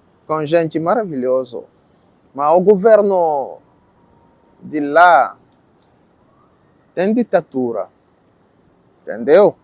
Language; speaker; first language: Portuguese; non-native, learner; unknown